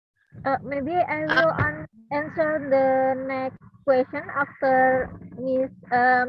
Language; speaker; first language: English; non-native, learner; Indonesian